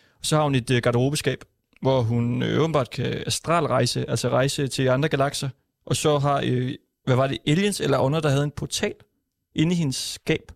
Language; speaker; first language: Danish; native; Danish